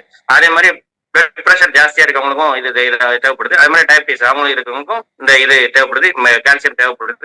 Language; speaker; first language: Tamil; native; Tamil